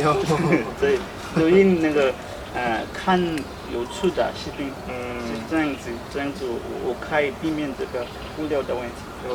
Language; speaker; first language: Chinese; non-native, learner; Swahili